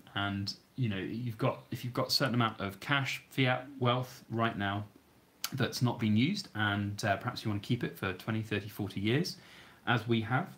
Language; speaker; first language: English; native; English